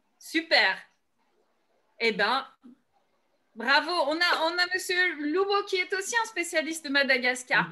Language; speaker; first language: French; non-native, fluent; Turkish